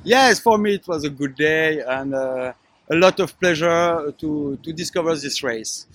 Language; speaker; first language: English; non-native, learner; French